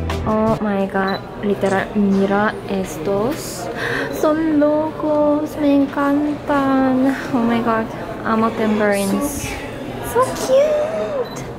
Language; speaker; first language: Spanish; non-native, fluent; Korean